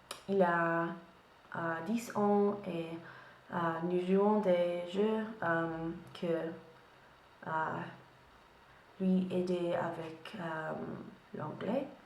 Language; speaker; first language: French; non-native, learner; English